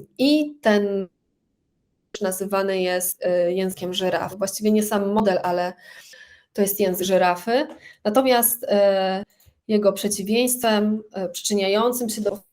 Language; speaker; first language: Polish; native; Polish